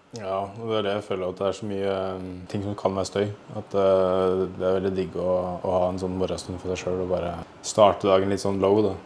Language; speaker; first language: Norwegian; native; Norwegian